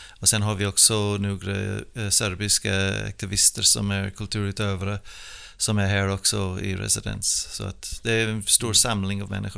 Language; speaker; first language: Swedish; non-native, fluent; English